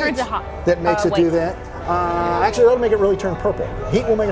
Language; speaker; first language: English; native; English